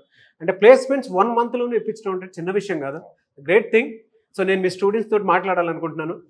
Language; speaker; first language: Telugu; native; Telugu